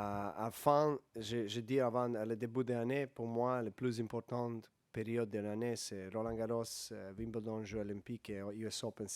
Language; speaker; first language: French; non-native, learner; Serbian